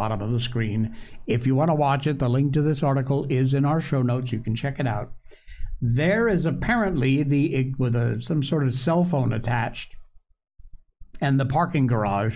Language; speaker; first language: English; native; English